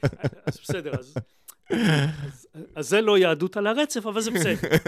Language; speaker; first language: Hebrew; native; Hebrew